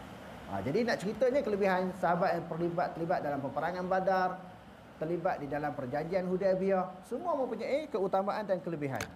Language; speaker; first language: Malay; native; Malay